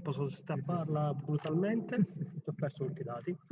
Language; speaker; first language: Italian; native; Italian